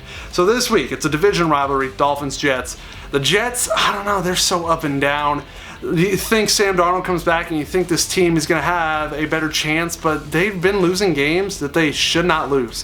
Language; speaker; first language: English; native; English